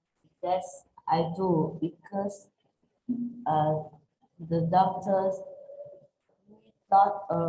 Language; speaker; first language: English; non-native, learner; Vietnamese